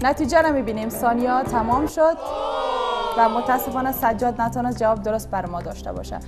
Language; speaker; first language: Persian; native; Persian